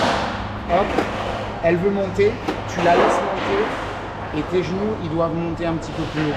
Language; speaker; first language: French; native; French